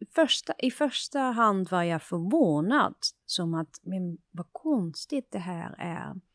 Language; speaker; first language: Swedish; non-native, fluent; Dutch